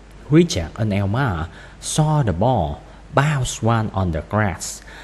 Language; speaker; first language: English; non-native, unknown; Vietnamese